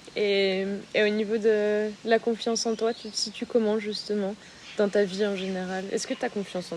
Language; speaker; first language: French; native; French